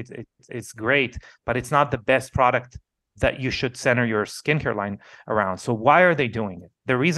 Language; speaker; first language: English; non-native, fluent; Hebrew